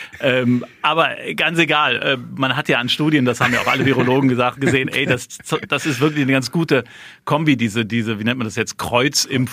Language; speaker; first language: German; native; German